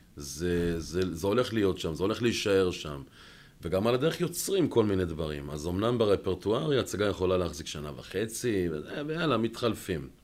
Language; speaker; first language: Hebrew; native; Hebrew